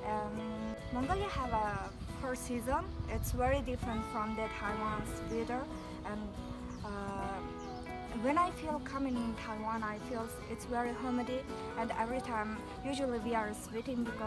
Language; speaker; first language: English; non-native, learner; Mongolian